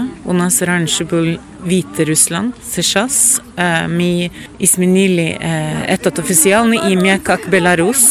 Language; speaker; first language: Russian; non-native, fluent; Norwegian